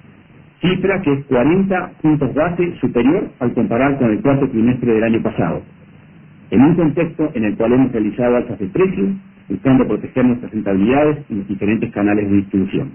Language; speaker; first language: Spanish; native; Spanish